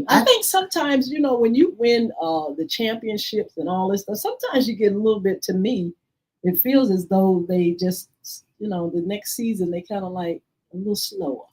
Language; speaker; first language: English; native; English